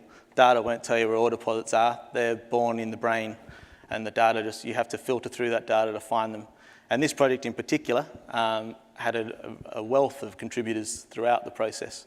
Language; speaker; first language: English; native; English